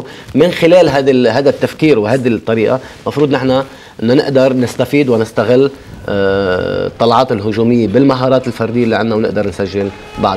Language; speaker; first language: Arabic; native; Arabic